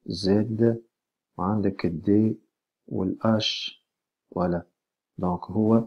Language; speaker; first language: Arabic; native; Arabic